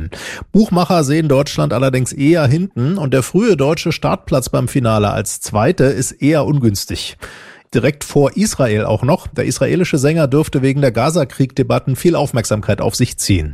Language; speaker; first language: German; native; German